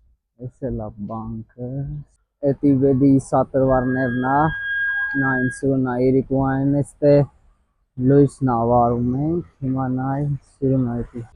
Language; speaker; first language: Armenian; non-native, learner; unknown